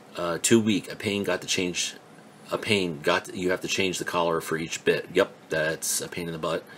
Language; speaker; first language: English; native; English